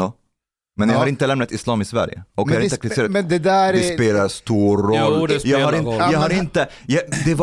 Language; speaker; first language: Swedish; non-native, fluent; Arabic